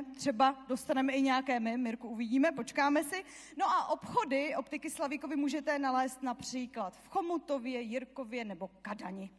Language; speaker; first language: Czech; native; Czech